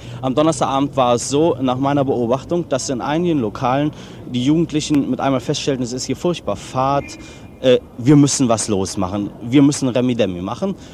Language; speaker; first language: German; native; German